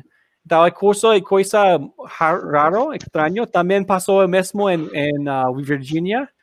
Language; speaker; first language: Portuguese; non-native, learner; English